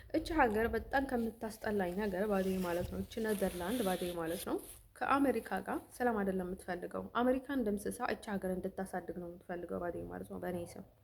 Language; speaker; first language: Amharic; native; Amharic